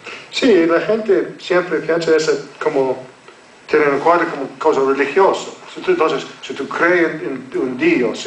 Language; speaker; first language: Spanish; non-native, learner; English